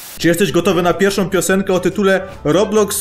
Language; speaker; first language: Polish; native; Polish